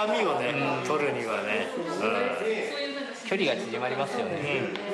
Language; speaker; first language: Japanese; native; Japanese